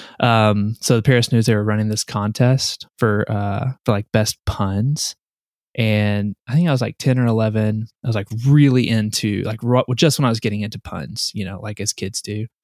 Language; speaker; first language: English; native; English